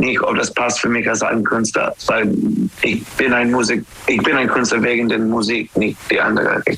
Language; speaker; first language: German; non-native, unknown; English